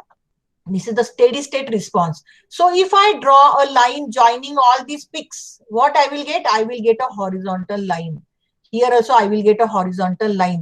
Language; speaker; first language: English; non-native, local second language; Marathi